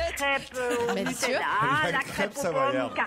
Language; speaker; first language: French; native; French